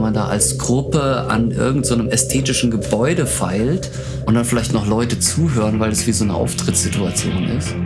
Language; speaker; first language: German; native; German